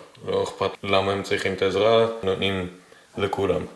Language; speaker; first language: Hebrew; early bilingual, heritage; English